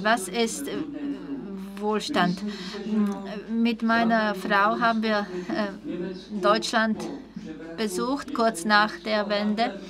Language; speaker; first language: German; non-native, fluent; Czech